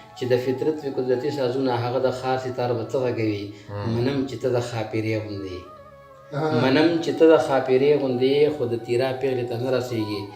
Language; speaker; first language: Pashto; native; Pashto